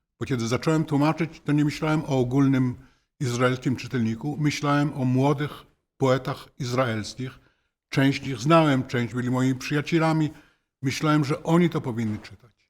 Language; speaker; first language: Polish; non-native, fluent; Hebrew